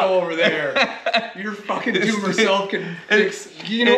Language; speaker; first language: English; native; English